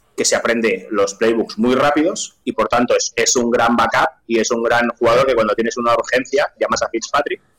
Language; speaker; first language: Spanish; non-native, local second language; Catalan